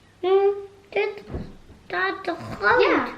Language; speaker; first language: Dutch; early bilingual, other home language; Turkish